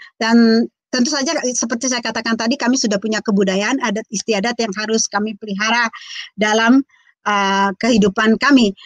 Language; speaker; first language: Indonesian; non-native, local second language; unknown